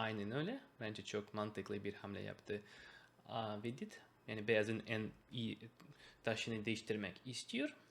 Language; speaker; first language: Turkish; non-native, fluent; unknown